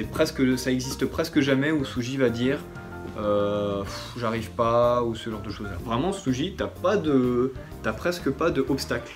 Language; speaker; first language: French; native; French